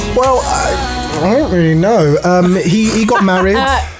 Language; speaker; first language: English; native; English